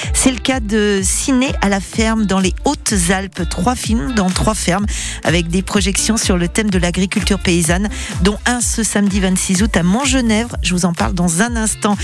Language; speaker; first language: French; native; French